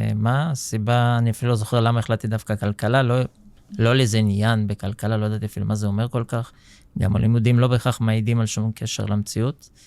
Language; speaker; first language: Hebrew; early bilingual, other home language; Russian